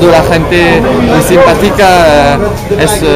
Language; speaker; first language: Spanish; non-native, learner; French